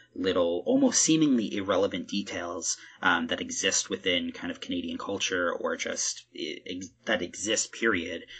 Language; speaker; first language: English; native; English